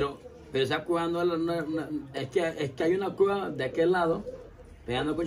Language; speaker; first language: Spanish; native; Spanish